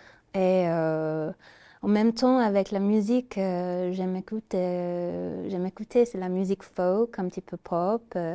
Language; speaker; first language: French; non-native, learner; English